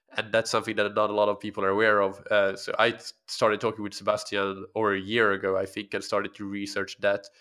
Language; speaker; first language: English; non-native, fluent; Swedish